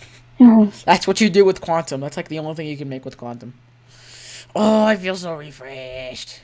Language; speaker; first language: English; native; English